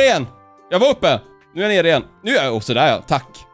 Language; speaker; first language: Swedish; native; Swedish